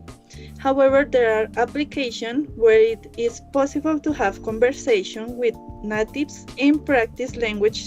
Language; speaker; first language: English; non-native, learner; Spanish